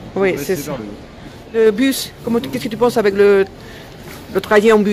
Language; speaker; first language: French; non-native, fluent; Spanish